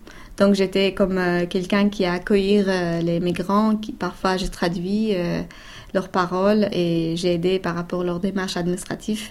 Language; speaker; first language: French; non-native, fluent; Persian